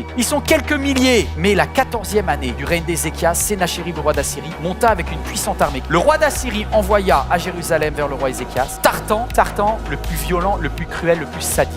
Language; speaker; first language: French; native; French